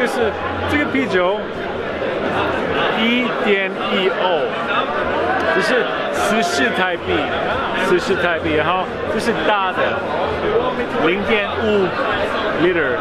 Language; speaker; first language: Chinese; non-native, fluent; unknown